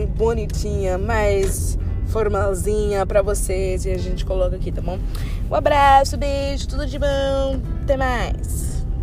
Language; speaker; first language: Portuguese; non-native, fluent; English